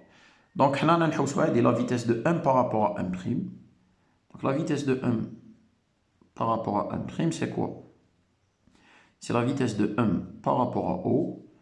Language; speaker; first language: French; non-native, local second language; Arabic